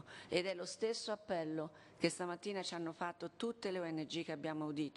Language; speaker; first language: Italian; native; Italian